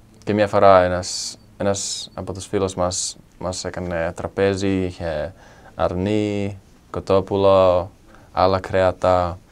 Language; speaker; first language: Greek; non-native, fluent; English